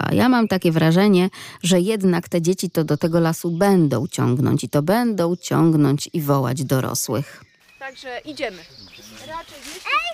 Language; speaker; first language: Polish; native; Polish